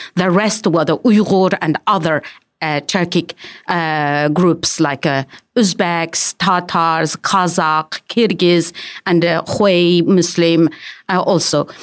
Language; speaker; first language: English; non-native, fluent; Uyghur